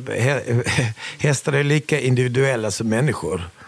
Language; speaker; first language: Swedish; early bilingual, other home language; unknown